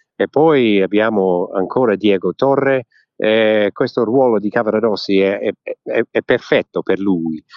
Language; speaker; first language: Italian; early bilingual, heritage; English